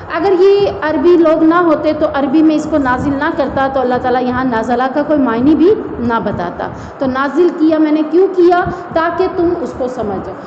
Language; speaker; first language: Urdu; non-native, local second language; Saraiki